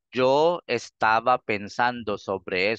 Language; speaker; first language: Spanish; non-native, fluent; Filipino